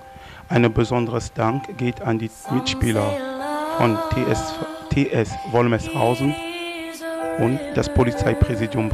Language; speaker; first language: German; non-native, fluent; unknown